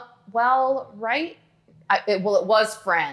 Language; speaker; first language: English; native; English